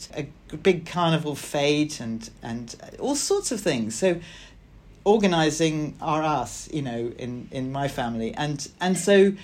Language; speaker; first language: English; native; English